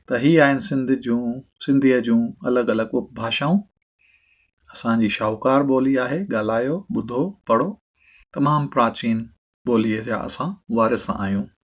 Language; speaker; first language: Sindhi; early bilingual, heritage; Sindhi